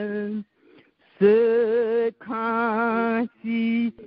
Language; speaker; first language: French; non-native, local second language; Haitian Creole